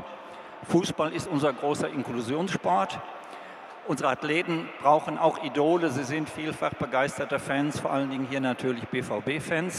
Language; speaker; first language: German; native; German